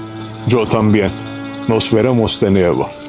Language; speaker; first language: Spanish; non-native, learner; Turkish